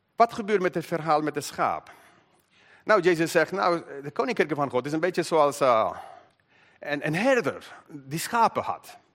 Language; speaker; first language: Dutch; non-native, fluent; English